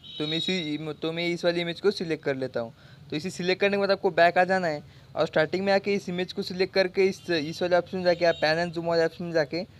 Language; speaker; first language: Hindi; non-native, local second language; Marathi